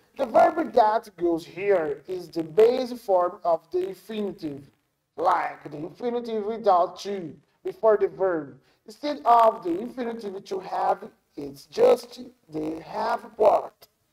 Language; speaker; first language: English; non-native, fluent; Portuguese